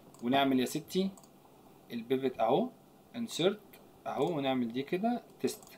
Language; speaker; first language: Arabic; native; Arabic